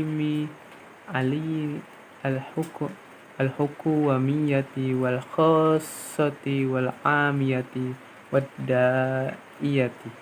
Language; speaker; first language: Arabic; non-native, learner; Indonesian